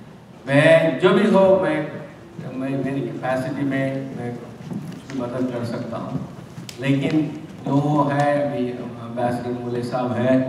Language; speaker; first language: Hindi; non-native, local second language; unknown